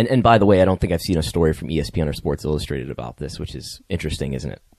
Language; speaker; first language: English; native; English